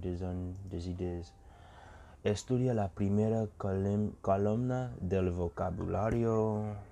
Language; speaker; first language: Spanish; non-native, learner; English